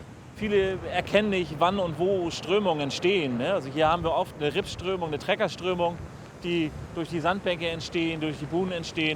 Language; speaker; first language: German; native; German